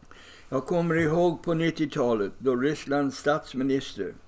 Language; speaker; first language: Swedish; non-native, fluent; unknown